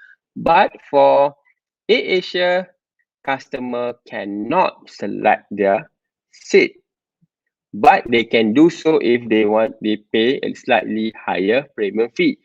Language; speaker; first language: English; non-native, local second language; Malay